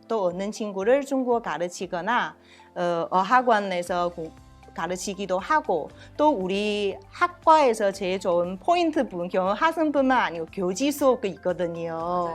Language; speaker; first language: Korean; non-native, learner; Chinese